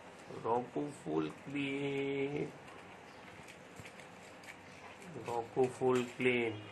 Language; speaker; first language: Hindi; native; Hindi